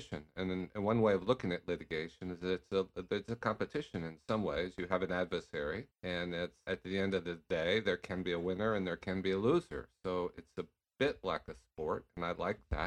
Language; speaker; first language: English; native; English